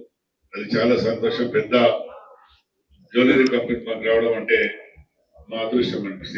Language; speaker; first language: Telugu; native; Telugu